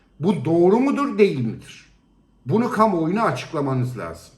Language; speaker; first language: Turkish; native; Turkish